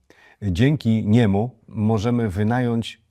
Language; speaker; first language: Polish; native; Polish